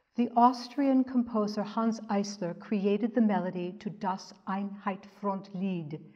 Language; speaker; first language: English; native; English